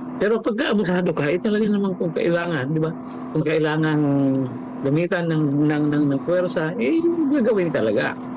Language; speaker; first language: Filipino; non-native, local second language; Cebuano